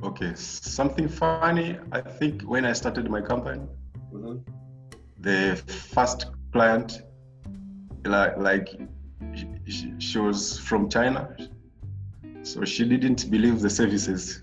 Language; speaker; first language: English; non-native, local second language; Swahili